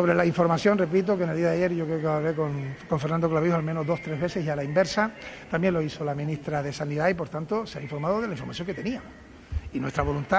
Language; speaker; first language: Spanish; native; Spanish